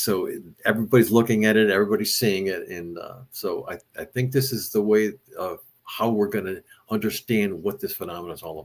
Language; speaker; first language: English; native; English